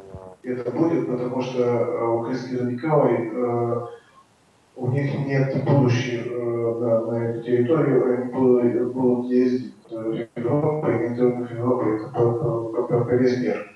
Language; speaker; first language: Russian; non-native, learner; Bulgarian